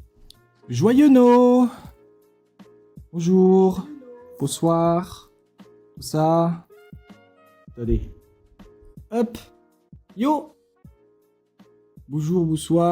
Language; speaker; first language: French; native; French